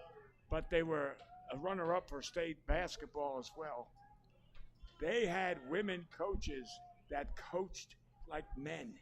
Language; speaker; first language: English; native; English